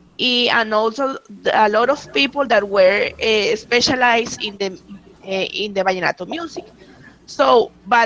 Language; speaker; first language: English; non-native, learner; Spanish